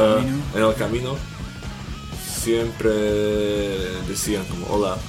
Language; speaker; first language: Spanish; non-native, fluent; Slovak